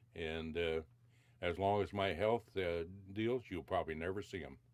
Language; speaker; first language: English; native; English